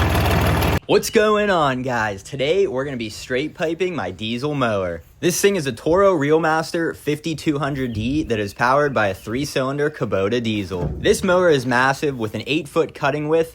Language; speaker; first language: English; native; English